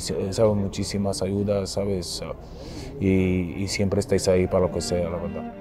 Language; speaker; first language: Spanish; non-native, fluent; Arabic